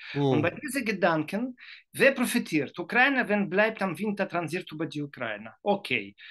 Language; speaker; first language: German; non-native, learner; Ukrainian